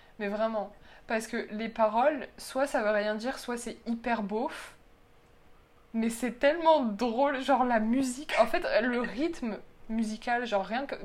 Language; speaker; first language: French; early bilingual, other home language; Polish